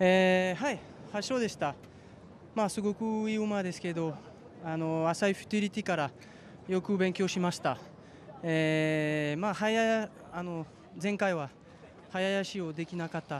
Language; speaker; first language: Japanese; non-native, fluent; French